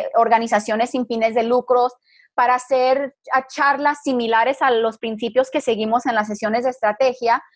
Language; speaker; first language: Spanish; early bilingual, heritage; Spanish